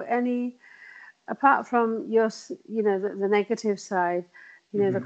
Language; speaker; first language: English; native; English